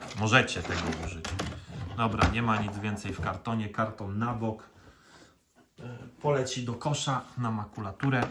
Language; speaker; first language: Polish; native; Polish